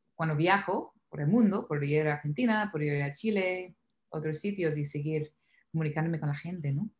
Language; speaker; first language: Spanish; non-native, fluent; English